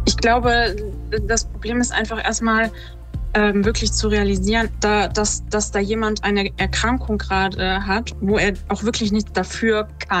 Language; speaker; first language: German; native; German